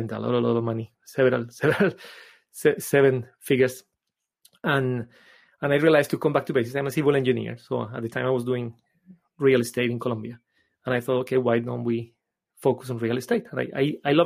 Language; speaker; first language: English; non-native, fluent; Spanish